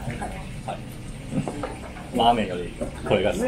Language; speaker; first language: Japanese; non-native, learner; Chinese